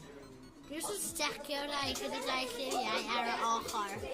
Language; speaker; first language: Welsh; non-native, local second language; English